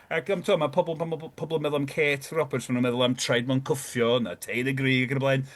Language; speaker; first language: Welsh; non-native, fluent; English